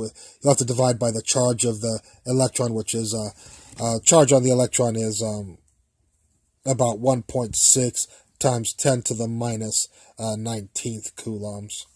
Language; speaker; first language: English; native; English